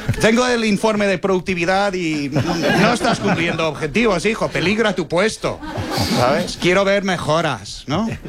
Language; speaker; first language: Spanish; non-native, fluent; English